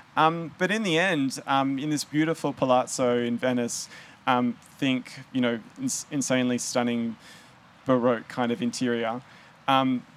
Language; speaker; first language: English; native; English